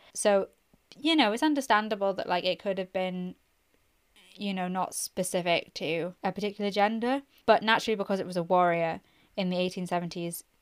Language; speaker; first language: English; native; English